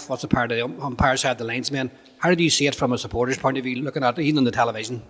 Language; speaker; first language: English; native; English